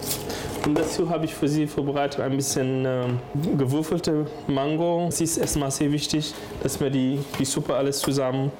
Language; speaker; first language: German; non-native, fluent; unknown